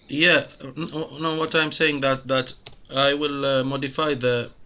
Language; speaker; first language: English; non-native, fluent; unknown